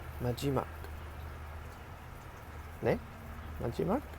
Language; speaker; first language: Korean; non-native, learner; English